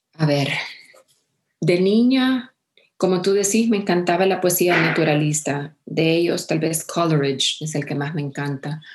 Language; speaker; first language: Spanish; early bilingual, heritage; Spanish